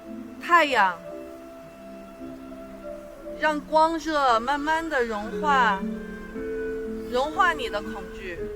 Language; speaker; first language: Chinese; native; Chinese